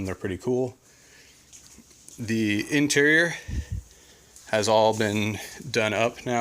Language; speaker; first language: English; native; English